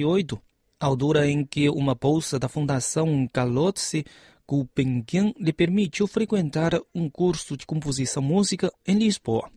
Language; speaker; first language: Portuguese; non-native, fluent; Chinese